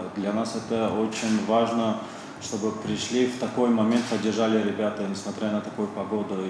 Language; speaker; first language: Russian; non-native, local second language; Tajik